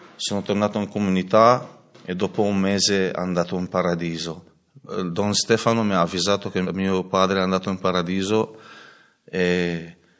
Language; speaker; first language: Italian; non-native, fluent; Arabic